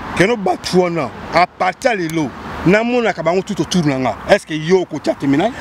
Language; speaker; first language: Lingala; non-native, local second language; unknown